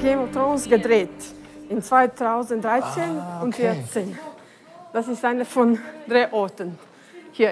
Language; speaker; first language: German; non-native, fluent; Croatian